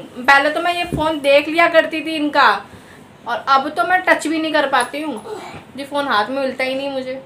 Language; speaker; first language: Hindi; native; Hindi